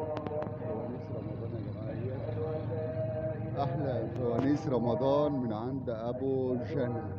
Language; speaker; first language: Arabic; native; Arabic